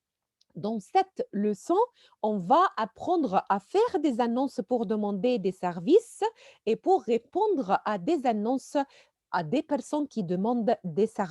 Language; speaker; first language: French; non-native, fluent; Arabic